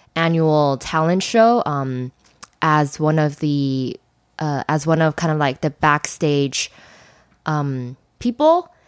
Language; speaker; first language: English; non-native, fluent; Chinese